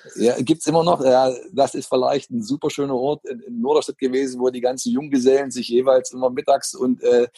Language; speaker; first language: German; native; German